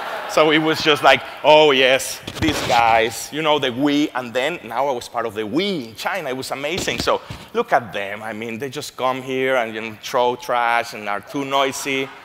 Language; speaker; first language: English; non-native, fluent; Spanish